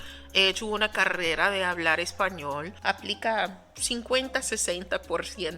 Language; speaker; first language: Spanish; non-native, fluent; English